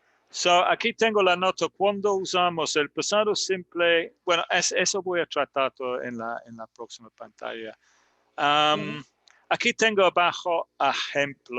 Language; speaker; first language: Spanish; non-native, fluent; English